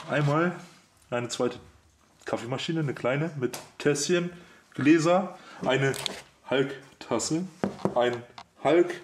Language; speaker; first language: German; native; German